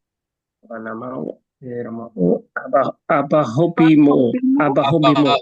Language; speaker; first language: Indonesian; non-native, learner; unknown